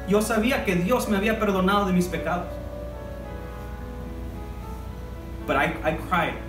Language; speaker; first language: Spanish; early bilingual, heritage; Spanish